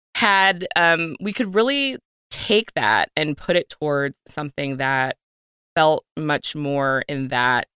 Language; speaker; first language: English; native; English